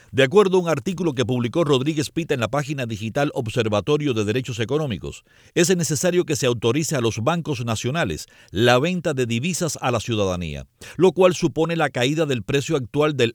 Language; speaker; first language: Spanish; native; Spanish